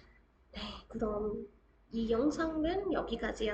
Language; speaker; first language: Korean; non-native, fluent; Hindi